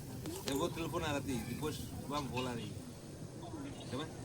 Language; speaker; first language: Portuguese; non-native, learner; Gujarati